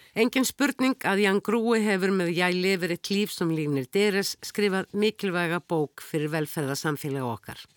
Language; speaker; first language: Icelandic; native; Icelandic